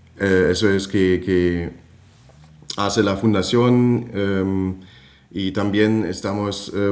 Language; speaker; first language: Spanish; non-native, fluent; German